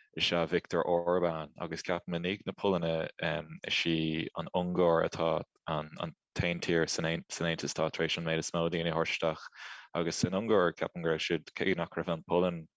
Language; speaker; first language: Irish; native; Irish